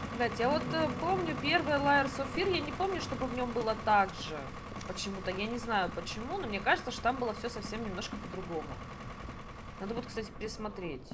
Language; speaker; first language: Russian; native; Russian